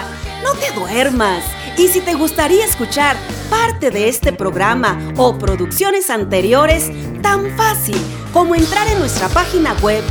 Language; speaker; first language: Spanish; native; Spanish